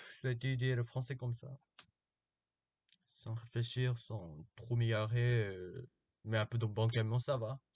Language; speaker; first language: French; non-native, learner; Korean